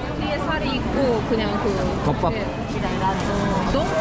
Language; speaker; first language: Korean; non-native, learner; Japanese